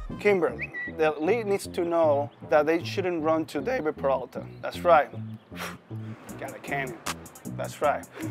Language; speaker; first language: English; non-native, fluent; Spanish